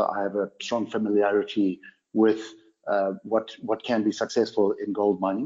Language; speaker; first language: English; non-native, local second language; German